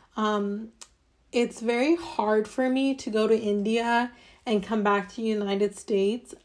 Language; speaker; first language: English; native; English